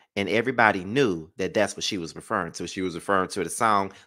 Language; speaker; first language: English; native; English